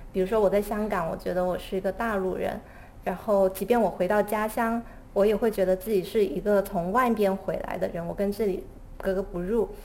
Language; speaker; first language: Chinese; native; Chinese